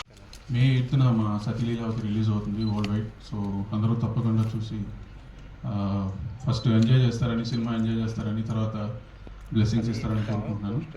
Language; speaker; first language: Telugu; native; Telugu